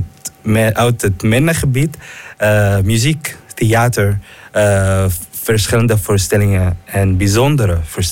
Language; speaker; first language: Dutch; non-native, fluent; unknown